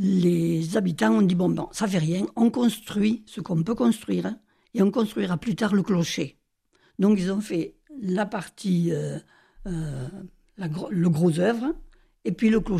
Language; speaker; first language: French; native; French